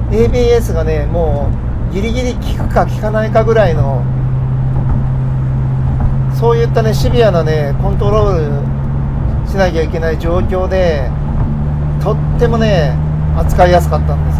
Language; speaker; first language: Japanese; native; Japanese